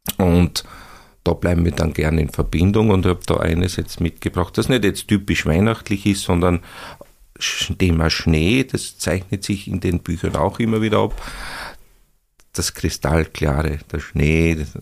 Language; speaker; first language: German; native; German